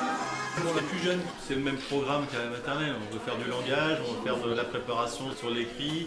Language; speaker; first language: French; native; French